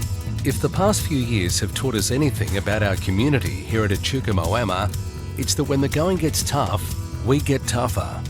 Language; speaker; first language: English; native; English